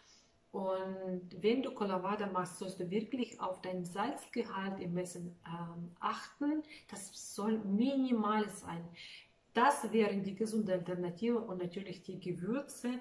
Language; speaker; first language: German; non-native, fluent; Russian